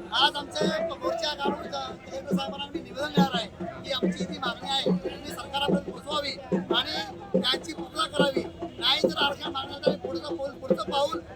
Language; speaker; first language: Marathi; non-native, local second language; Lambadi